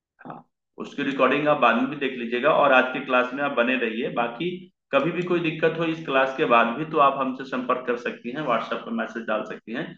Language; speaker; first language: Hindi; native; Hindi